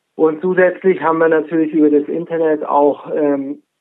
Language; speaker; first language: German; native; German